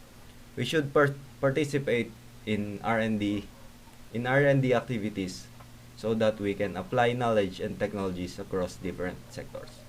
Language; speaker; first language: English; non-native, local second language; Filipino